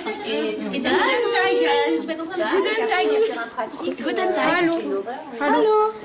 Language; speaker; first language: French; native; French